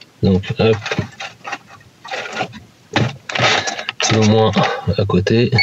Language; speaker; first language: French; native; French